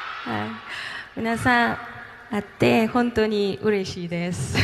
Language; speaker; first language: Japanese; non-native, learner; Korean